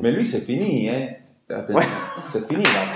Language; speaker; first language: French; non-native, fluent; Spanish